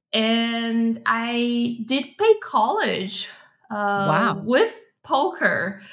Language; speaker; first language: English; non-native, fluent; Portuguese